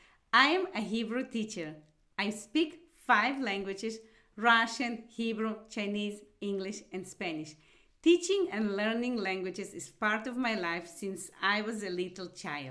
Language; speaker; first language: English; non-native, fluent; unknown